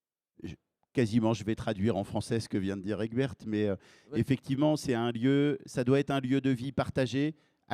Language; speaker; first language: French; native; French